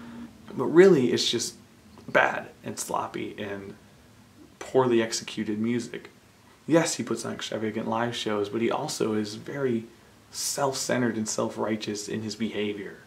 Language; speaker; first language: English; native; English